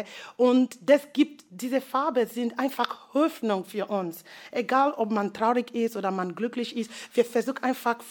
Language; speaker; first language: German; non-native, fluent; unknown